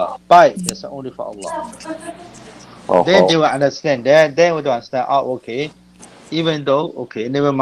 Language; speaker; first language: English; non-native, fluent; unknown